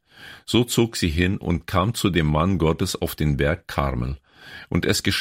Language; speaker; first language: German; native; German